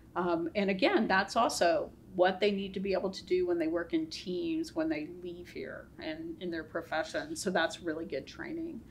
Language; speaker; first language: English; native; English